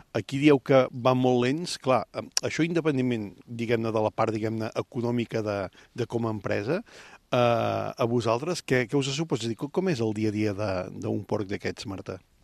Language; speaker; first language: Catalan; native; Catalan